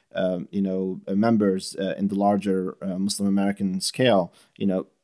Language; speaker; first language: English; non-native, fluent; Arabic